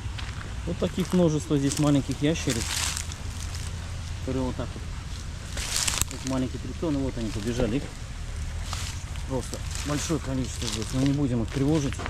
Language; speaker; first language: Russian; native; Russian